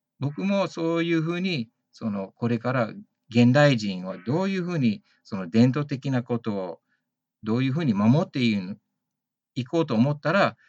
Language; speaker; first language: Japanese; early bilingual, heritage; Japanese